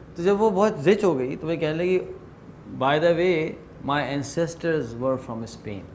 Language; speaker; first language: Urdu; native; Urdu